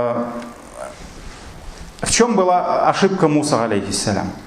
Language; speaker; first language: Russian; non-native, local second language; Tatar